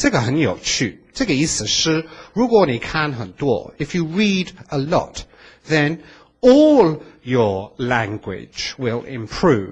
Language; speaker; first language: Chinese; non-native, fluent; English